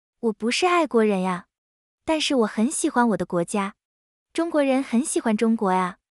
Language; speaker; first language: Chinese; non-native, learner; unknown